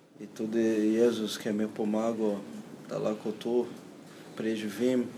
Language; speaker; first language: Slovenian; non-native, learner; Portuguese